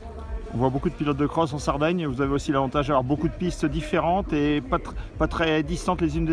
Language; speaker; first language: French; native; French